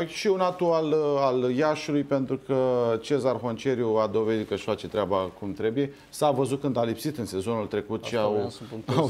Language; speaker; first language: Romanian; native; Romanian